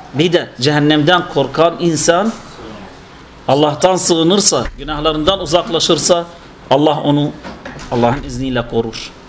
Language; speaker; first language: Turkish; non-native, fluent; Arabic